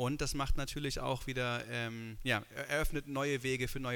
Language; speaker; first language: German; native; German